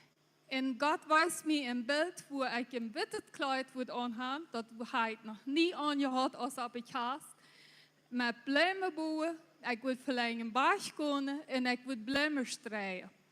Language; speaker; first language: German; non-native, local second language; Low German